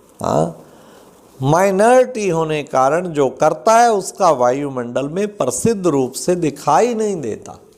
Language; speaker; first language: Hindi; native; Hindi